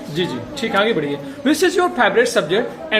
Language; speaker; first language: Hindi; native; Hindi